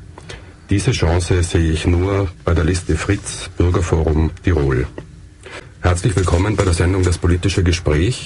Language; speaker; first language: German; native; German